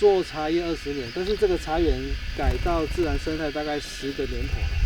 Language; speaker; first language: Chinese; native; Chinese